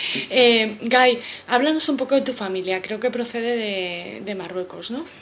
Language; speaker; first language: Spanish; native; Spanish